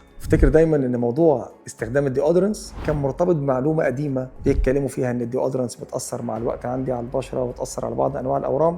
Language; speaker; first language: Arabic; native; Arabic